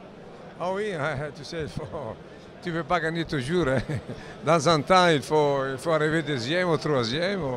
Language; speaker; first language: French; non-native, fluent; Italian